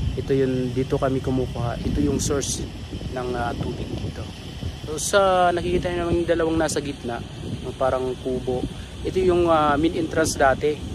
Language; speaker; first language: Filipino; non-native, local second language; Waray